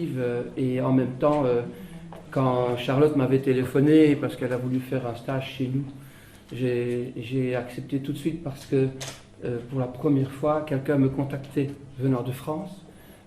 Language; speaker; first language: French; native; French